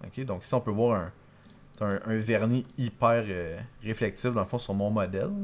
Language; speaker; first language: French; native; French